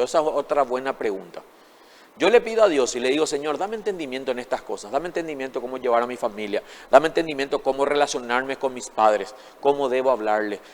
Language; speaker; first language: Spanish; native; Spanish